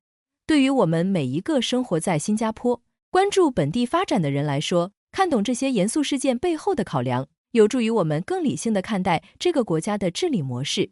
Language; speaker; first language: Chinese; native; Chinese